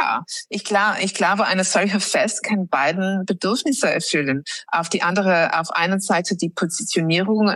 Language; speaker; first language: German; non-native, fluent; English